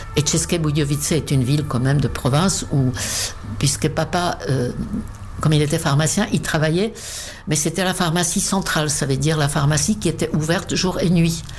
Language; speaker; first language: French; non-native, fluent; Czech